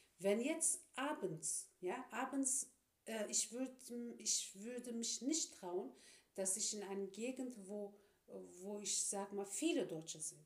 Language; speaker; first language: German; non-native, fluent; Turkish